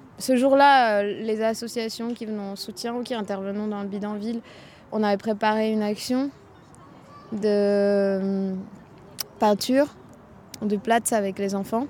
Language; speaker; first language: French; native; French